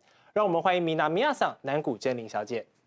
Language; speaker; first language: Chinese; native; Chinese